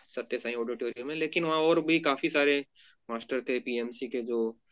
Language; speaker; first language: Hindi; native; Hindi